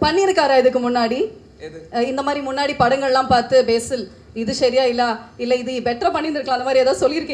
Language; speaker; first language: Tamil; native; Tamil